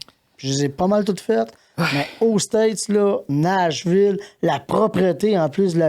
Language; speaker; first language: French; native; French